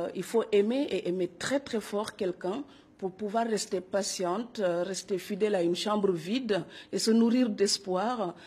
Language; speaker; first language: French; non-native, local second language; Serer